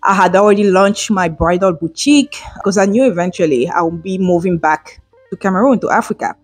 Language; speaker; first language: English; non-native, local second language; French